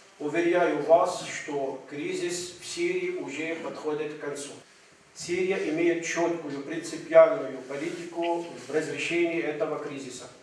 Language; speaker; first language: Russian; non-native, fluent; Arabic